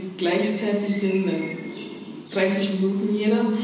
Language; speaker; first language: German; non-native, fluent; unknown